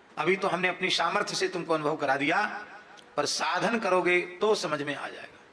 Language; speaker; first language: Hindi; native; Hindi